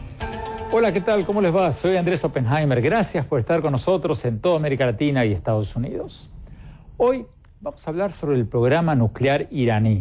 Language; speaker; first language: Spanish; native; Spanish